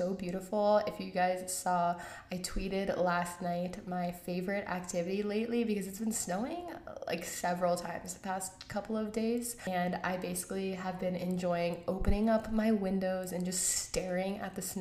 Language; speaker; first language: English; native; English